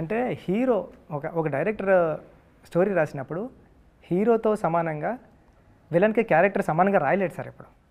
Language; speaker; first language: Telugu; native; Telugu